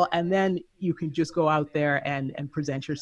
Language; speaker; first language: English; native; English